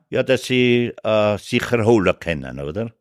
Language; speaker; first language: German; native; German